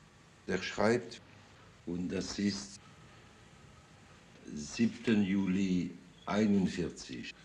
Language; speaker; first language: German; non-native, fluent; French